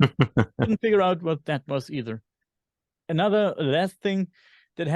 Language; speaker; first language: English; non-native, fluent; German